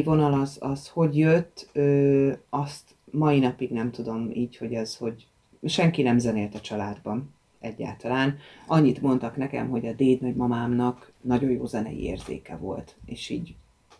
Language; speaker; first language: Hungarian; native; Hungarian